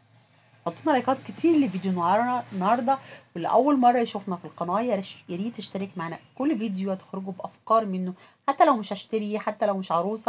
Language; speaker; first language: Arabic; native; Arabic